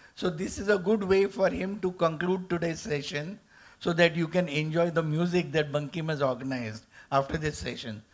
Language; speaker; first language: English; non-native, local second language; Marathi